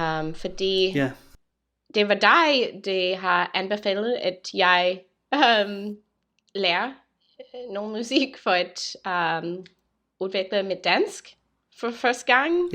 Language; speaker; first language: Danish; non-native, fluent; English